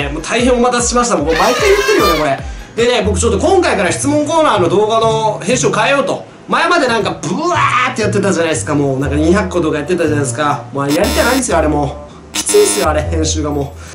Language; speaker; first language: Japanese; native; Japanese